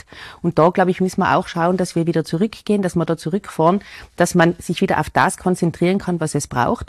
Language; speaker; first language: German; native; German